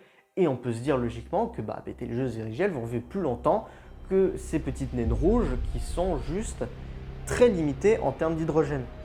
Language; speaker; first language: French; native; French